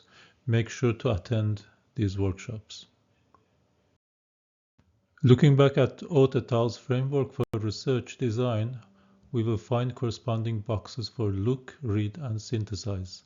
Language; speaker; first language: English; non-native, fluent; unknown